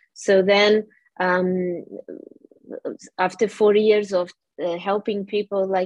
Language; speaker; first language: English; non-native, fluent; Portuguese